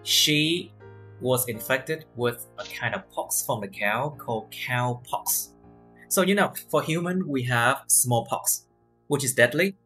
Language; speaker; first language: English; non-native, fluent; Vietnamese